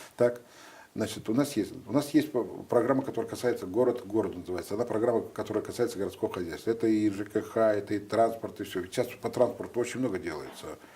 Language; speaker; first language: Russian; native; Russian